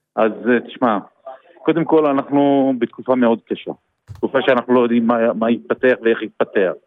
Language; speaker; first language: Hebrew; non-native, local second language; Arabic